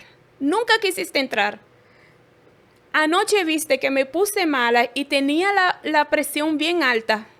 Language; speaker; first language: Spanish; native; Spanish